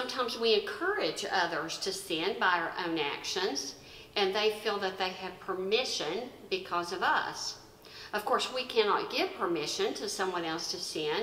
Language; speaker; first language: English; native; English